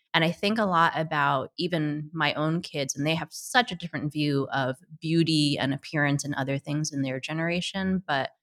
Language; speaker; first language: English; native; English